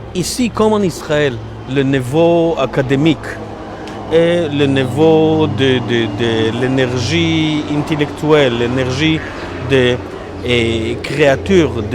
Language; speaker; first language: French; non-native, learner; Hebrew